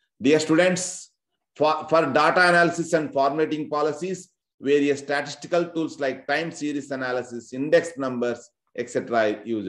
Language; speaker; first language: English; non-native, local second language; Telugu